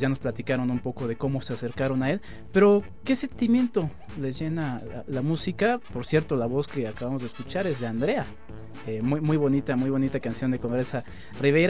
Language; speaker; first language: Spanish; native; Spanish